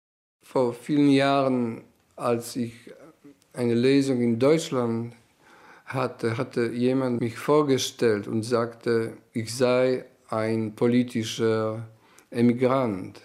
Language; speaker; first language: German; non-native, fluent; Polish